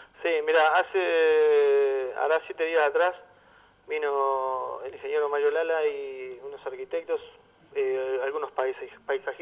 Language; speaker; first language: Spanish; native; Spanish